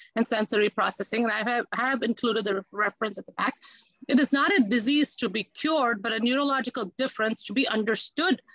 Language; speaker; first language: English; non-native, local second language; Tamil